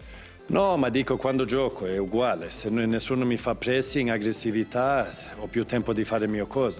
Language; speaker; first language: Italian; non-native, fluent; Swedish